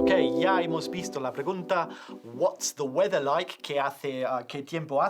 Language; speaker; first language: Spanish; non-native, fluent; English